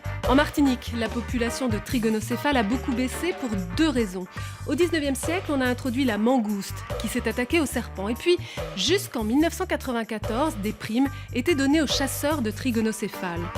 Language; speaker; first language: French; native; French